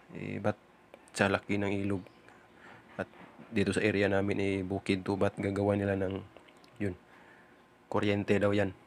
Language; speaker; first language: Filipino; non-native, local second language; Cebuano